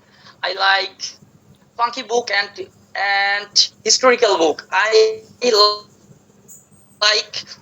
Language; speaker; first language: English; non-native, learner; Bangla